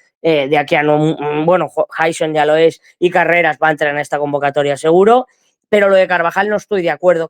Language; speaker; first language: Spanish; native; Spanish